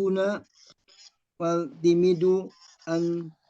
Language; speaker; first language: Arabic; non-native, learner; Indonesian